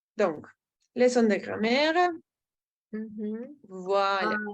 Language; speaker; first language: French; non-native, learner; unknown